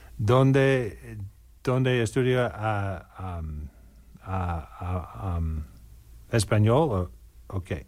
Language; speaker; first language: Spanish; non-native, learner; English